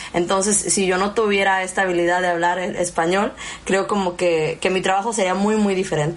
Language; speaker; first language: Spanish; early bilingual, heritage; Spanish